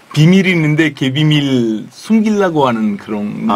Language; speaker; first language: Korean; non-native, fluent; Italian